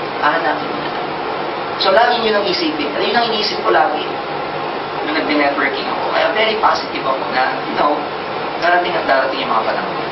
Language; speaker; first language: Filipino; native; Filipino